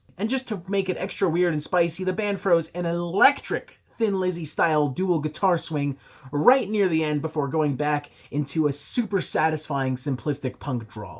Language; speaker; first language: English; native; English